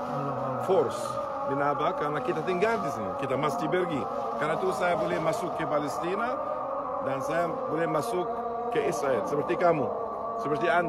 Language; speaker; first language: Indonesian; non-native, fluent; Arabic